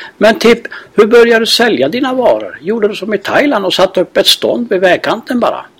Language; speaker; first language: Swedish; native; Swedish